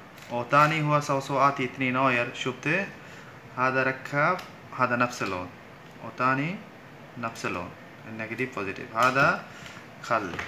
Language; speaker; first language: Arabic; non-native, learner; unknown